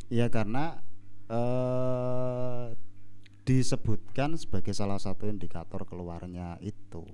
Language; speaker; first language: Indonesian; native; Indonesian